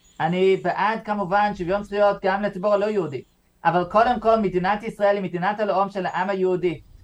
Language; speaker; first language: Hebrew; non-native, fluent; English